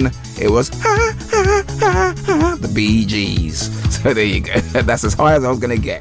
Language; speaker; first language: English; native; English